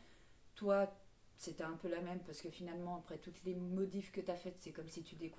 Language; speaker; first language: French; native; French